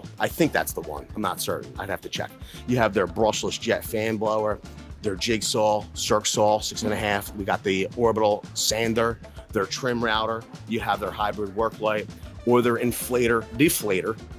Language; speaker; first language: English; native; English